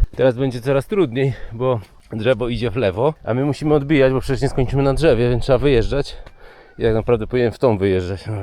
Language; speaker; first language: Polish; native; Polish